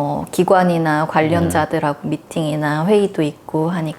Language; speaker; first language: Korean; native; Korean